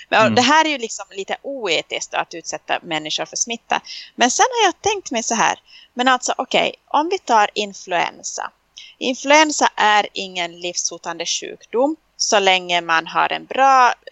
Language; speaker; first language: Swedish; native; Swedish